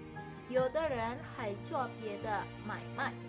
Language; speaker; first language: Chinese; non-native, fluent; Indonesian